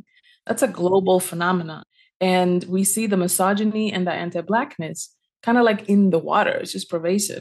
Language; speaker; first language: English; early bilingual, other home language; Spanish